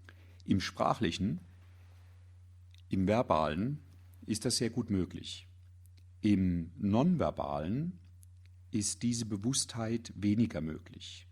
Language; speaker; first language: German; native; German